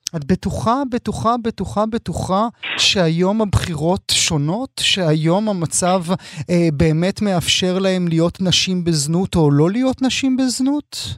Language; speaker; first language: Hebrew; native; Hebrew